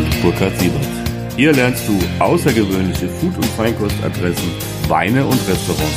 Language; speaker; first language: German; native; German